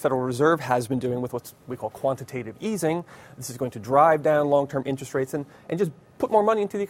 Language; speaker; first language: English; native; English